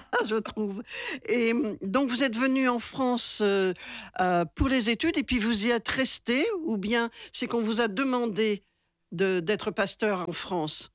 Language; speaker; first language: French; native; French